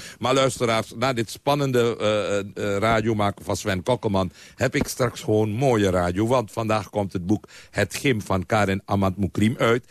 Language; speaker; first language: Dutch; native; Dutch